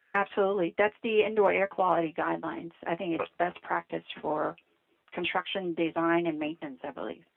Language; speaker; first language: English; non-native, fluent; Vietnamese